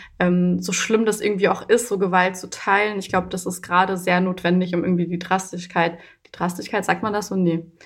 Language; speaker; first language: German; early bilingual, other home language; Persian